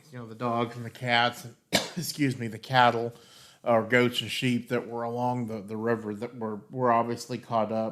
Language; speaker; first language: English; native; English